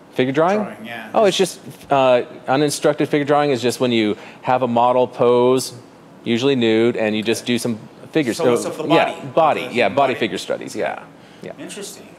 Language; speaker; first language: English; native; English